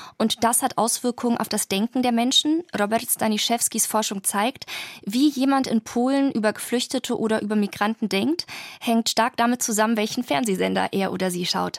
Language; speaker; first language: German; early bilingual, other home language; Polish